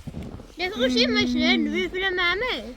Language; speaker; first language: Swedish; early bilingual, other home language; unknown